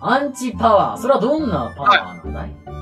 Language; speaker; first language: Japanese; native; Japanese